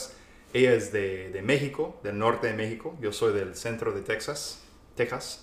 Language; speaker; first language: Spanish; non-native, fluent; English